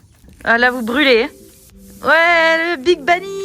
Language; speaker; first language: French; native; French